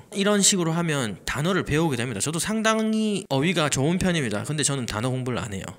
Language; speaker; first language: Korean; native; Korean